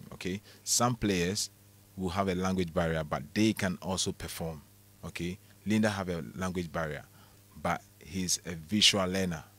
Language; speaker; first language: English; non-native, local second language; Akan